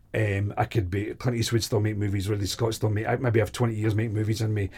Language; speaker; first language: English; native; English